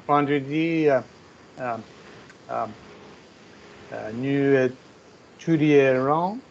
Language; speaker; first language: French; non-native, learner; English